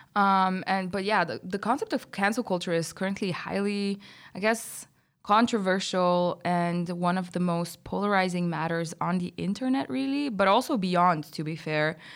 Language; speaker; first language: English; non-native, fluent; Bulgarian